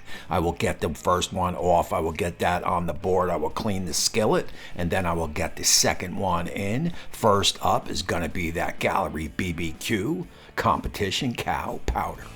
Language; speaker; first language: English; native; English